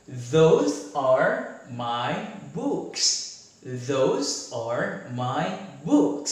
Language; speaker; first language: English; non-native, fluent; Indonesian